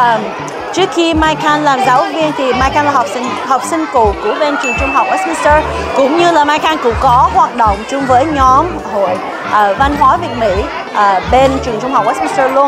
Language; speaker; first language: Vietnamese; early bilingual, heritage; Vietnamese